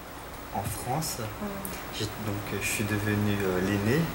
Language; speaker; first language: French; early bilingual, other home language; Korean